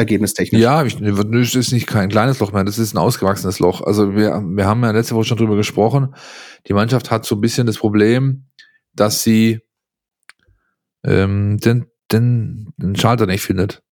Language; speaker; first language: German; native; German